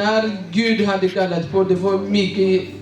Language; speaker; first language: Swedish; non-native, learner; Swahili